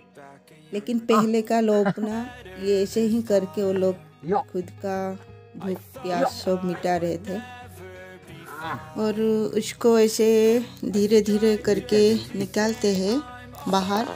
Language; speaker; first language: Hindi; non-native, local second language; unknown